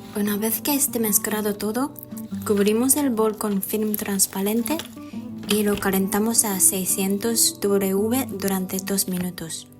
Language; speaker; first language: Spanish; non-native, fluent; Japanese